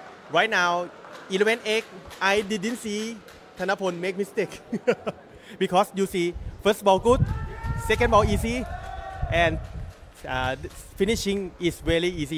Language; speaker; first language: English; non-native, learner; Thai